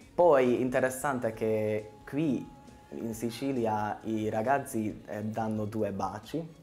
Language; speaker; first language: Italian; non-native, fluent; Hungarian